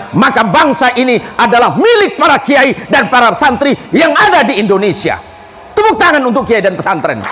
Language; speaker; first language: Indonesian; non-native, local second language; Madurese